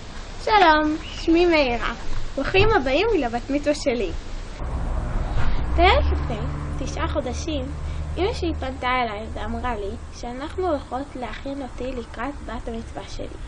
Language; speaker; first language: Hebrew; early bilingual, other home language; English